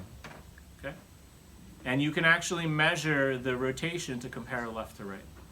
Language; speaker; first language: English; native; English